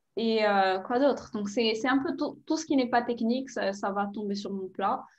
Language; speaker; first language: French; non-native, local second language; Arabic